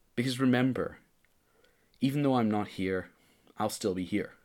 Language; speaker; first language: English; native; English